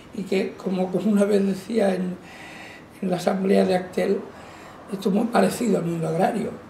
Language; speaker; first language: Spanish; non-native, local second language; Catalan